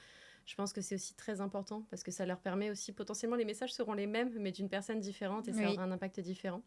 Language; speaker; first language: French; native; French